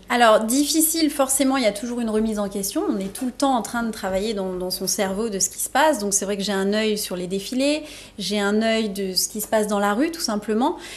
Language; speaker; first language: French; native; French